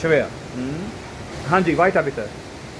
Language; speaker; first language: German; non-native, learner; Urdu